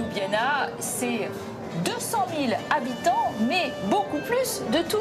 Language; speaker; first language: French; native; French